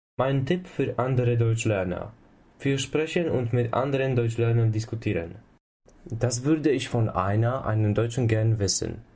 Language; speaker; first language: German; non-native, learner; Polish